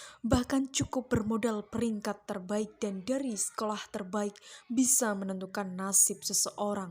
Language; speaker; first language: Indonesian; native; Indonesian